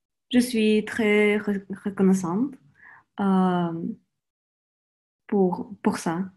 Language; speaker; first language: French; non-native, learner; Russian